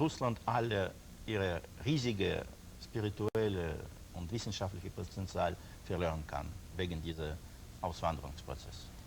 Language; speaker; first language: German; non-native, learner; Russian